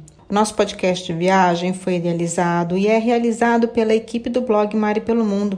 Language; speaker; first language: Portuguese; native; Portuguese